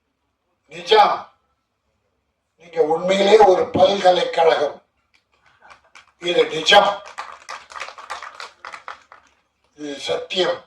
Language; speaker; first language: Tamil; native; Tamil